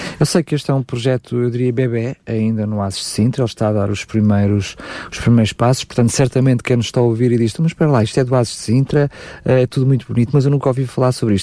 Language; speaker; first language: Portuguese; native; Portuguese